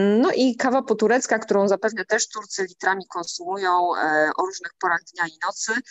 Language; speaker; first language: Polish; native; Polish